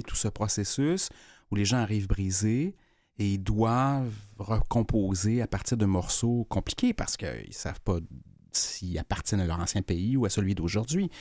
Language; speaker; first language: French; native; French